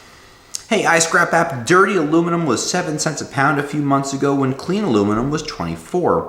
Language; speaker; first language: English; native; English